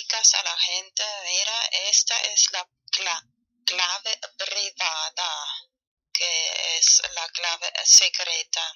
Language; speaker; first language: Spanish; non-native, fluent; German